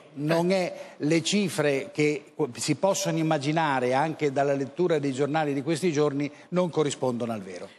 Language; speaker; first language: Italian; native; Italian